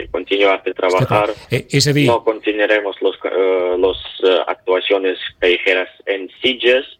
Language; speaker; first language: Spanish; non-native, learner; Ukrainian